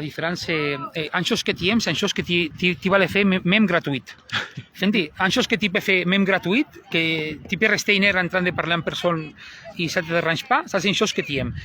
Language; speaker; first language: French; non-native, learner; Spanish